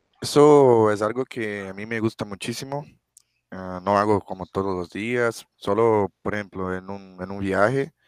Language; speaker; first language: Spanish; non-native, fluent; Portuguese